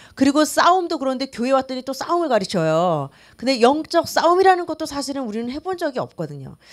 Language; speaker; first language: Korean; native; Korean